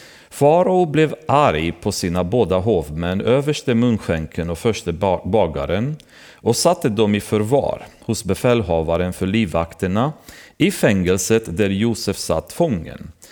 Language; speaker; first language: Swedish; non-native, fluent; Romanian